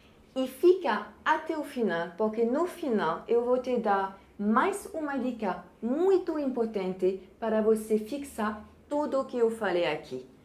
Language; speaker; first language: Portuguese; non-native, fluent; French